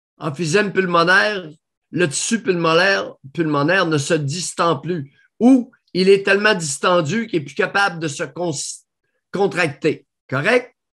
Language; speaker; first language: French; native; French